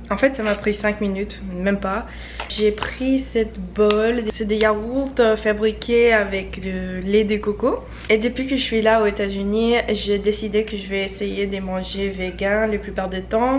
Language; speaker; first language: French; non-native, fluent; English